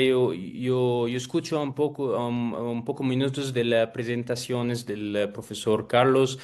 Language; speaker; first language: Spanish; non-native, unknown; Arabic